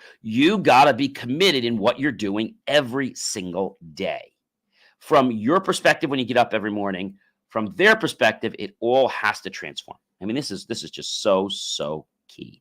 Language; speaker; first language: English; native; English